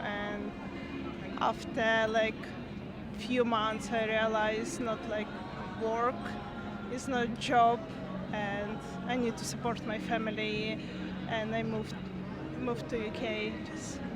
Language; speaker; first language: English; non-native, learner; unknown